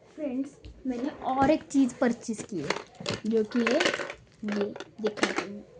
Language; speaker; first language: Hindi; non-native, local second language; Marathi